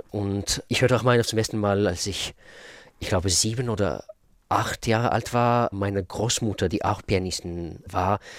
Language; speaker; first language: German; non-native, fluent; Russian